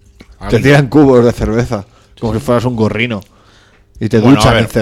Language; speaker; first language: Spanish; native; Spanish